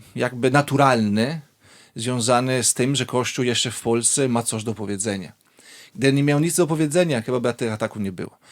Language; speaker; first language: Polish; non-native, fluent; Italian